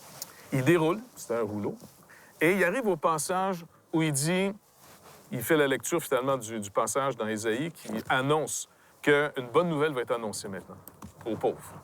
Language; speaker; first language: French; native; French